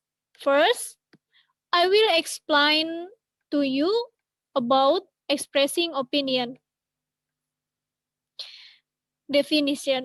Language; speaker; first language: English; non-native, learner; Indonesian